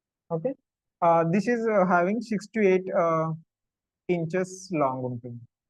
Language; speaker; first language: English; non-native, local second language; Telugu